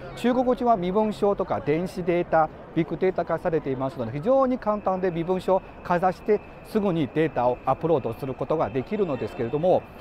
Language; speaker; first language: Japanese; non-native, fluent; Chinese